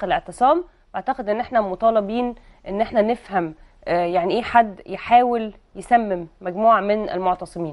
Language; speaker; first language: Arabic; native; Arabic